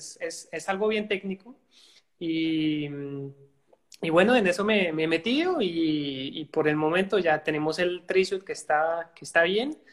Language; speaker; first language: Spanish; non-native, fluent; French